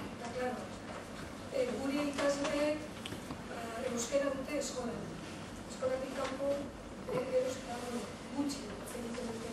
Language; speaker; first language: Basque; non-native, local second language; Spanish